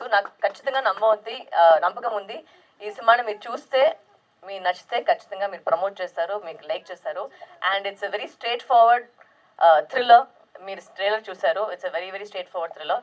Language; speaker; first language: Telugu; non-native, local second language; Tamil